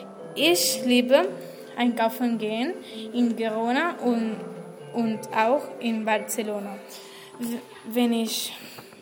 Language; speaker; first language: German; non-native, learner; Spanish